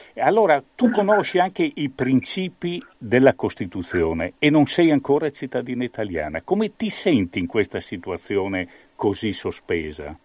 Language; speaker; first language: Italian; native; Italian